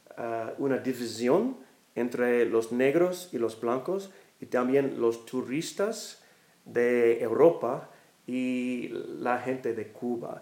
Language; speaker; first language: Spanish; non-native, fluent; English